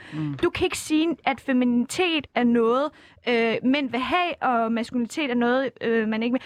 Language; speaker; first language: Danish; early bilingual, other home language; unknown